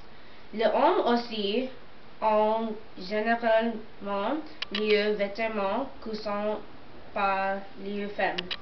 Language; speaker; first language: French; non-native, learner; English